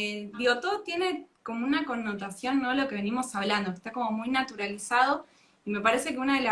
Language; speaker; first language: Spanish; native; Spanish